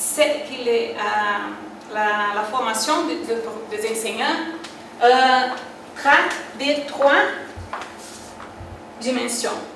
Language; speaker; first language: French; non-native, learner; Portuguese